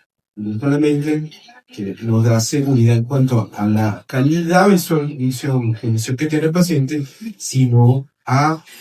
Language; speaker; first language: Spanish; native; Spanish